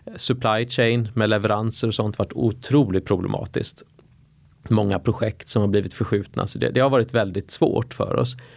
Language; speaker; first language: Swedish; native; Swedish